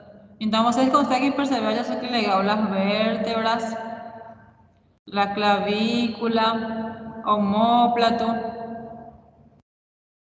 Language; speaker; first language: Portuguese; non-native, fluent; Spanish